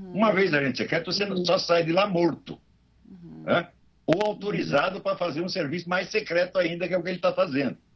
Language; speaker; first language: Portuguese; native; Portuguese